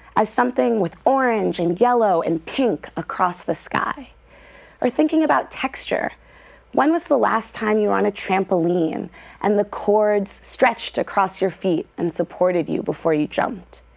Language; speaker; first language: English; native; English